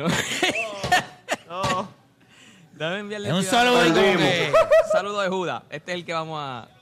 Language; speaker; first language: Spanish; native; Spanish